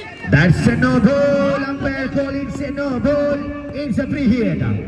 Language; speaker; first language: English; non-native, local second language; Malayalam